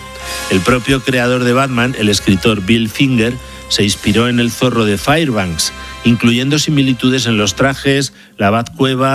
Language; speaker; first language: Spanish; native; Spanish